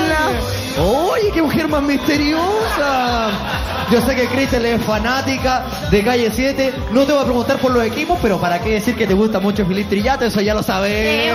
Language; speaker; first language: Spanish; native; Spanish